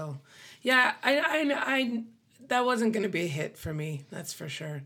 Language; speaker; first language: English; native; English